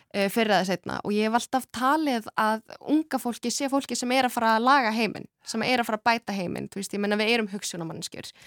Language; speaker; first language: Icelandic; early bilingual, other home language; Kurdish